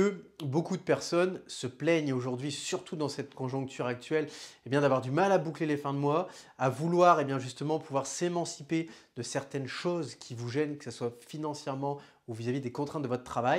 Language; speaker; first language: French; native; French